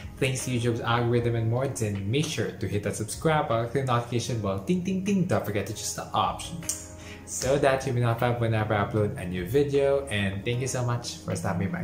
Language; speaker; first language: English; non-native, local second language; Filipino